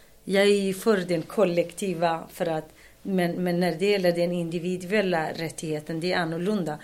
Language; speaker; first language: Swedish; non-native, fluent; Kurdish